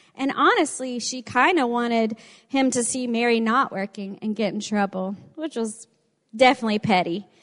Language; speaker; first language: English; native; English